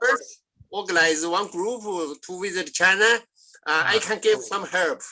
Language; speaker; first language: English; non-native, learner; Chinese